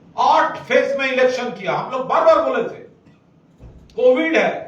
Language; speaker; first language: Hindi; non-native, local second language; Bangla